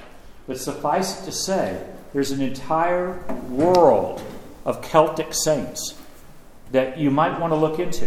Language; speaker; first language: English; native; English